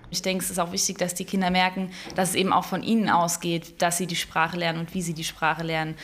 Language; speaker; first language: German; native; German